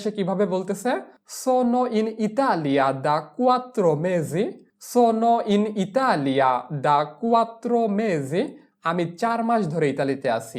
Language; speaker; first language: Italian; non-native, fluent; Bangla